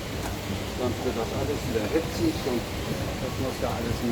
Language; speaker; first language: German; native; German